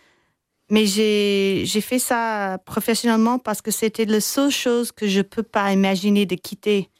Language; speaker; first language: French; non-native, fluent; English